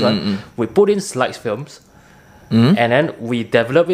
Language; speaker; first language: English; non-native, local second language; Min Nan Chinese